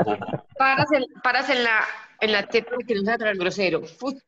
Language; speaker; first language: Spanish; native; Spanish